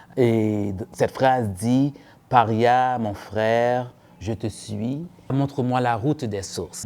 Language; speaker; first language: French; non-native, local second language; Haitian Creole